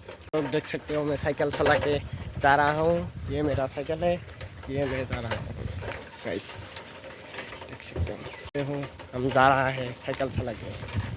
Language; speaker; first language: Hindi; non-native, local second language; Assamese